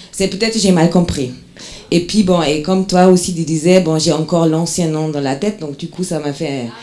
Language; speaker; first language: French; non-native, fluent; German